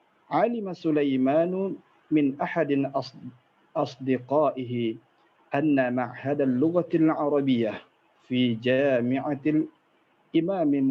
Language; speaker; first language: Arabic; non-native, learner; Indonesian